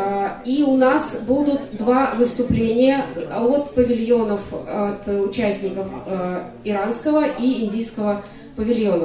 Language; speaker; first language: Russian; native; Russian